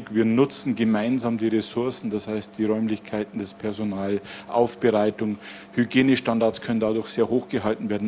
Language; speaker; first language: German; native; German